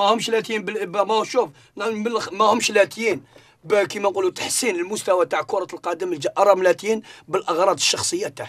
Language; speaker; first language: Arabic; native; Arabic